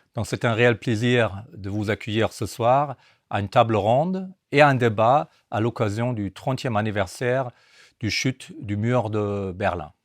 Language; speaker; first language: French; non-native, fluent; German